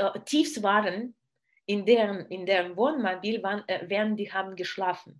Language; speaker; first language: German; non-native, learner; Russian